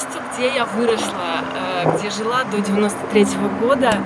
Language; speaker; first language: Russian; non-native, local second language; Tajik